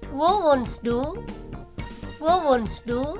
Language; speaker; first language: German; non-native, fluent; Indonesian